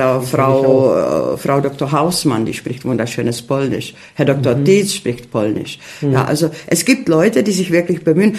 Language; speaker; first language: German; early bilingual, heritage; Czech